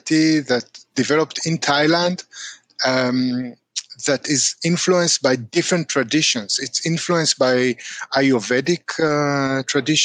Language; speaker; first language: English; non-native, fluent; Hebrew